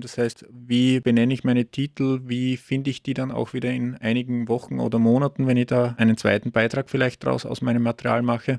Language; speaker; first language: German; native; German